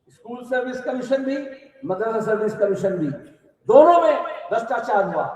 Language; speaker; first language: Hindi; non-native, local second language; Bangla